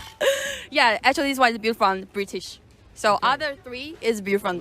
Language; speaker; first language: English; non-native, fluent; Chinese